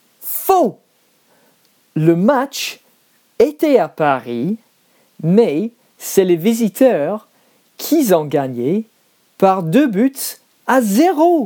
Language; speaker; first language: French; non-native, learner; English